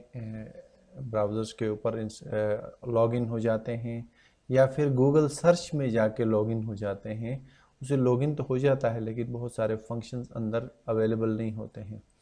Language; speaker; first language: Urdu; non-native, local second language; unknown